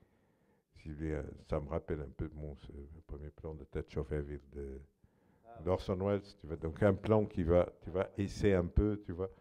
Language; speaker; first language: French; non-native, fluent; Portuguese